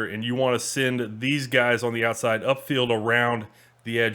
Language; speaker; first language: English; native; English